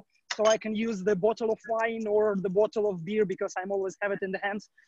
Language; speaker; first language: English; non-native, learner; Ukrainian